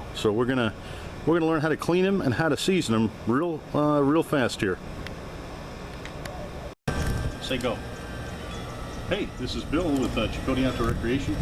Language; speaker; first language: English; native; English